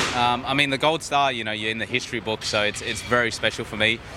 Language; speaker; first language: English; native; English